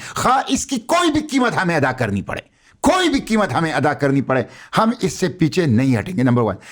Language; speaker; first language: Urdu; non-native, local second language; Pashto